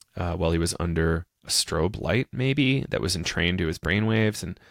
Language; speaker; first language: English; native; English